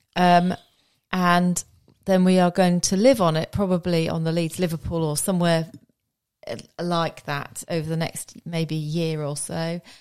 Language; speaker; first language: English; native; English